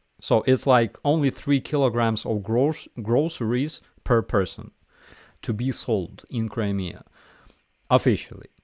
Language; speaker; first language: English; non-native, fluent; Ukrainian